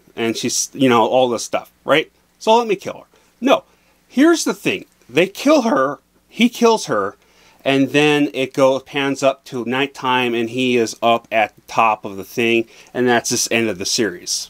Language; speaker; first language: English; native; English